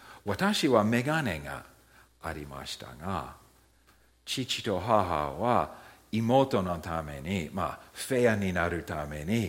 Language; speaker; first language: Japanese; early bilingual, heritage; Japanese